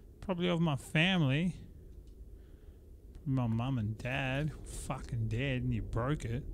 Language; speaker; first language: English; native; English